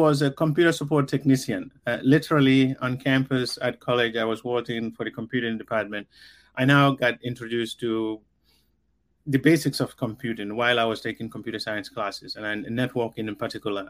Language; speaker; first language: English; non-native, local second language; Mandingo